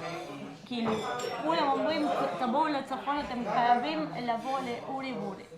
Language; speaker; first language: Hebrew; non-native, fluent; Spanish